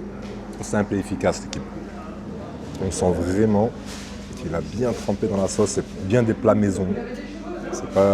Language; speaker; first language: French; native; French